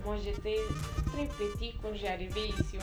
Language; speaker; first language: French; early bilingual, other home language; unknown